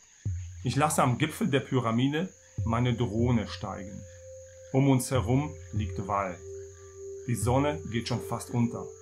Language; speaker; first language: German; native; German